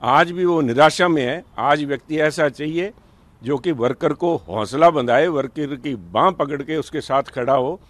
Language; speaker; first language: Hindi; non-native, local second language; Punjabi